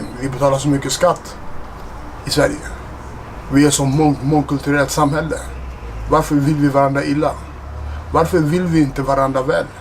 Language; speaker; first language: Swedish; non-native, fluent; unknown